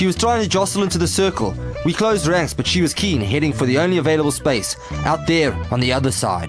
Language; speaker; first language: English; native; English